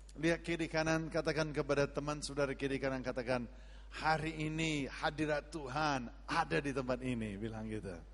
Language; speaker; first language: Indonesian; non-native, fluent; English